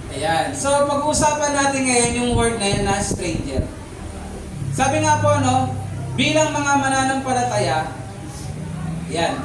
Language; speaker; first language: Filipino; native; Filipino